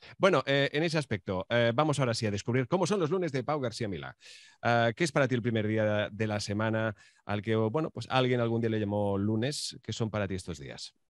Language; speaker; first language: Spanish; native; Spanish